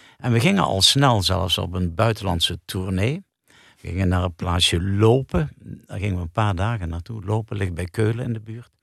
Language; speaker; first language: Dutch; native; Dutch